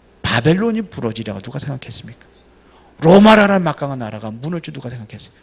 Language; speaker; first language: Korean; native; Korean